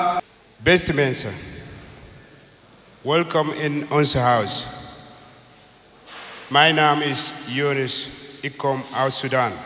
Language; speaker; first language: Dutch; non-native, learner; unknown